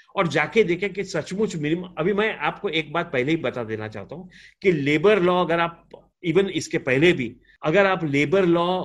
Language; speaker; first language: Hindi; non-native, local second language; Gujarati